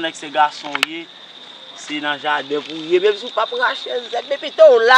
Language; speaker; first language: Haitian Creole; native; Haitian Creole